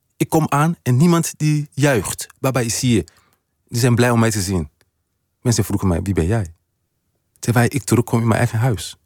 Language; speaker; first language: Dutch; non-native, fluent; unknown